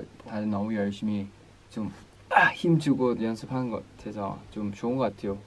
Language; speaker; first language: Korean; non-native, fluent; Thai